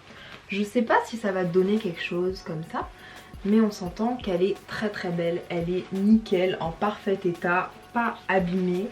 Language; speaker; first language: French; native; French